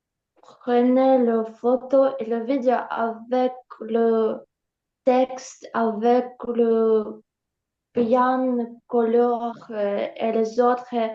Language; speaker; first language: French; non-native, learner; Ukrainian